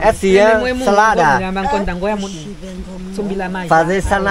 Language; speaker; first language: Portuguese; non-native, learner; Vietnamese